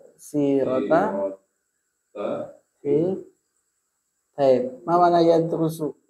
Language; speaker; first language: Arabic; non-native, fluent; Indonesian